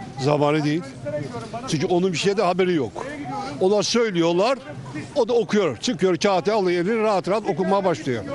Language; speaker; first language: Turkish; native; Turkish